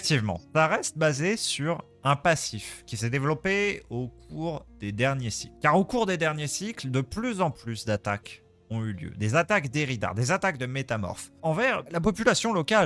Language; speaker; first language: French; native; French